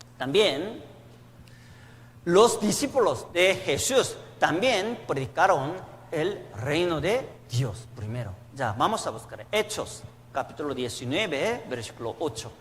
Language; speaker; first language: Spanish; non-native, learner; Korean